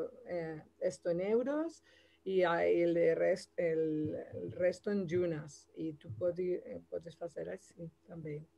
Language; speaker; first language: Portuguese; non-native, learner; Spanish